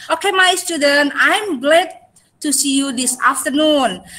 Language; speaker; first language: English; non-native, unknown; Indonesian